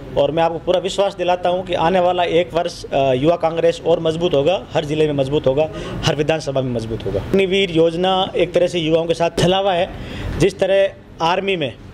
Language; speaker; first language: Hindi; native; Hindi